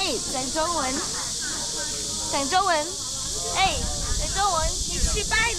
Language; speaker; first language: Chinese; early bilingual, heritage; English